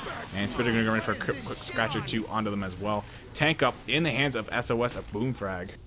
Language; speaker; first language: English; native; English